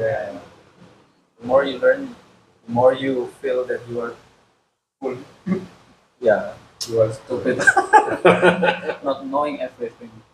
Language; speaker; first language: English; non-native, local second language; Indonesian